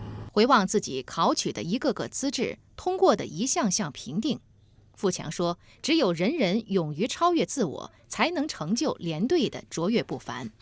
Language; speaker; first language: Chinese; native; Chinese